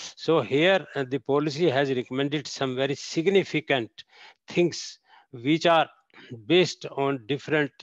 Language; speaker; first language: English; non-native, local second language; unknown